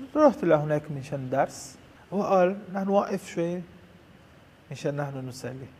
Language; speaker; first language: Arabic; non-native, learner; Portuguese